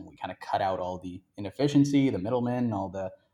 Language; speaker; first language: English; non-native, local second language; Hindi